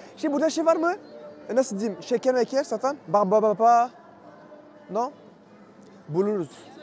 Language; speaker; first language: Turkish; early bilingual, heritage; Turkish